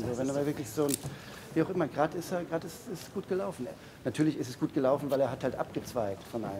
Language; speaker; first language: German; native; German